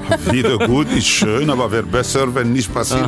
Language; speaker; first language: German; non-native, fluent; Spanish